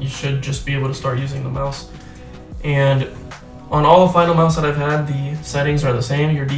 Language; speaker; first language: English; native; English